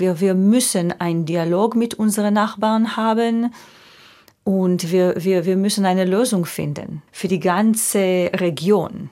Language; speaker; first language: German; non-native, fluent; Hebrew